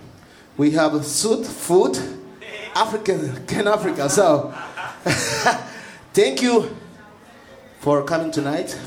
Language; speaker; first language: English; non-native, learner; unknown